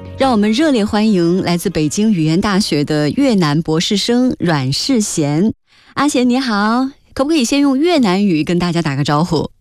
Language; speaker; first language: Chinese; native; Chinese